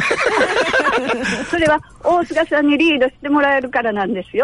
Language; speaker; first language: Japanese; native; Japanese